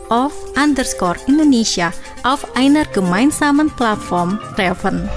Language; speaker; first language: German; non-native, fluent; Indonesian